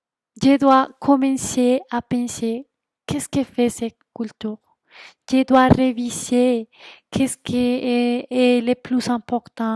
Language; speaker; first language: French; non-native, fluent; Spanish